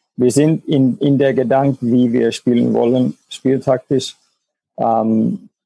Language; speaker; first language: German; non-native, fluent; Finnish